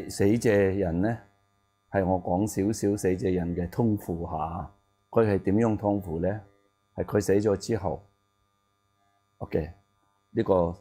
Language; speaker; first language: Cantonese; non-native, learner; Tibetan